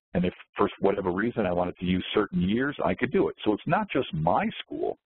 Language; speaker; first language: English; native; English